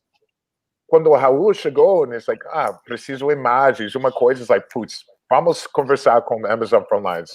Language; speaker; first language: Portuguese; non-native, learner; English